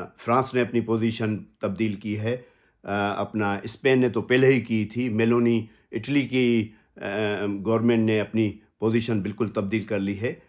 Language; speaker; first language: Urdu; non-native, local second language; Sindhi